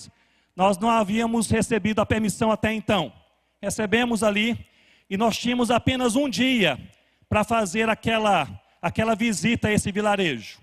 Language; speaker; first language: Portuguese; native; Portuguese